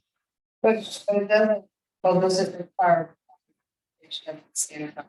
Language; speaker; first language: English; native; English